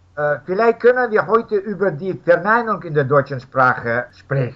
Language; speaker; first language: German; non-native, fluent; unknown